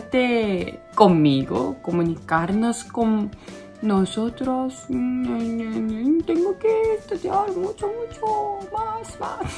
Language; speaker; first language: Spanish; non-native, learner; Korean